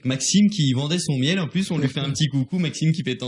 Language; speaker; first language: French; native; French